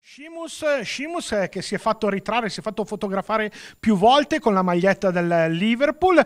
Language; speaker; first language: Italian; native; Italian